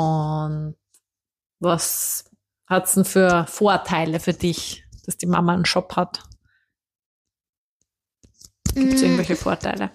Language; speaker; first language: German; native; German